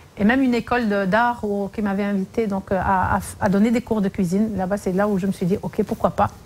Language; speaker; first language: French; non-native, local second language; Arabic